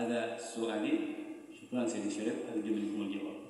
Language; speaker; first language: Arabic; non-native, fluent; Indonesian